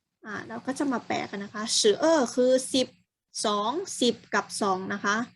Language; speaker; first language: Chinese; non-native, fluent; Thai